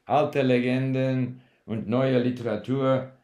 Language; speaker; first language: German; non-native, fluent; English